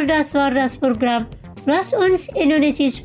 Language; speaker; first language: German; non-native, fluent; Indonesian